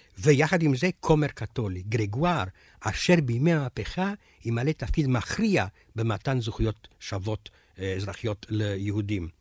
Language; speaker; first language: Hebrew; non-native, fluent; Romanian